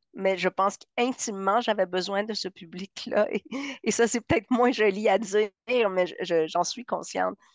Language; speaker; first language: French; non-native, fluent; Spanish